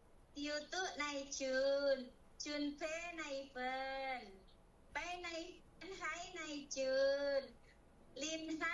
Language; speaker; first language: Cantonese; non-native, learner; Indonesian